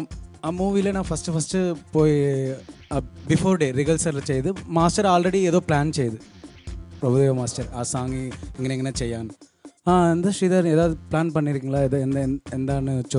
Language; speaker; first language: Malayalam; non-native, learner; Tamil